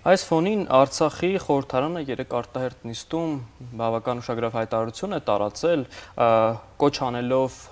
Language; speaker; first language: Armenian; native; Armenian